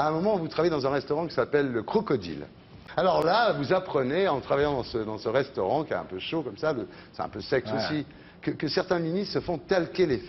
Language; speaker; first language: French; native; French